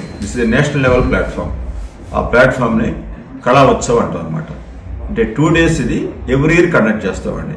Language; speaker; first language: Telugu; native; Telugu